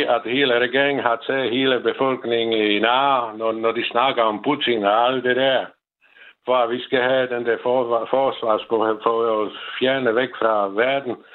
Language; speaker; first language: Danish; non-native, fluent; Czech